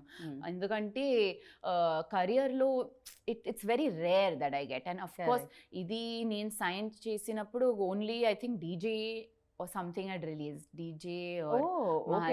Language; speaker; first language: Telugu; non-native, learner; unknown